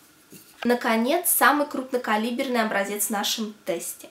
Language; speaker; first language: Russian; native; Russian